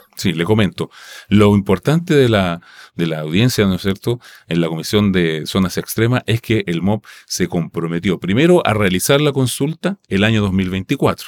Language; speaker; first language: Spanish; non-native, local second language; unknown